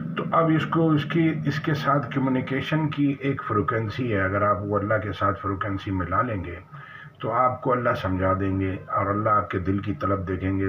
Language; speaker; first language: Urdu; native; Urdu